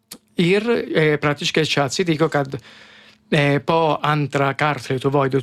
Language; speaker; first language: Lithuanian; non-native, learner; Italian